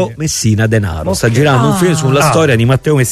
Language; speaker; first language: Italian; native; Italian